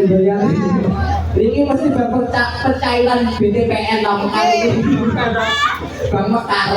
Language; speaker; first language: Indonesian; non-native, local second language; Javanese